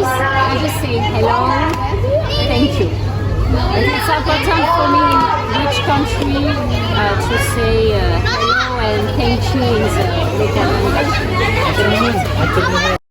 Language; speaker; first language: English; non-native, learner; French